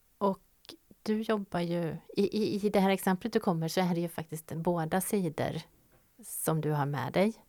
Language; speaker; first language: Swedish; native; Swedish